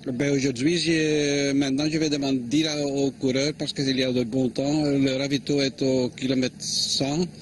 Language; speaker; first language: French; non-native, local second language; Dutch